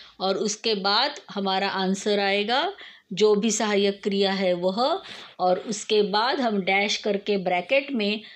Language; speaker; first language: Hindi; non-native, local second language; Marathi